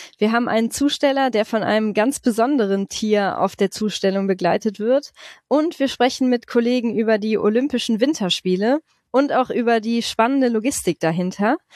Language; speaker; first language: German; native; German